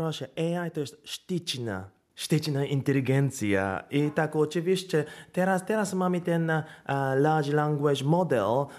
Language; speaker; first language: Polish; non-native, learner; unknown